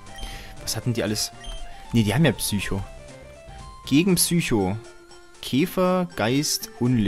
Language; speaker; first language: German; native; German